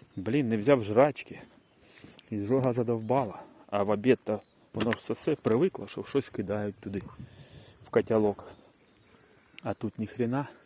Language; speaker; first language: Ukrainian; non-native, local second language; Russian